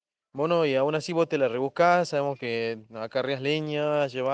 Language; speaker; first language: Spanish; native; Spanish